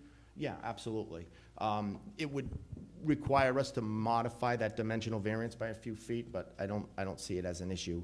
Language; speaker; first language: English; native; English